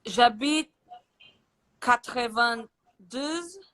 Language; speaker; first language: French; non-native, learner; Portuguese